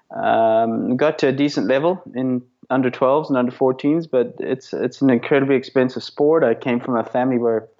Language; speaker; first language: English; native; English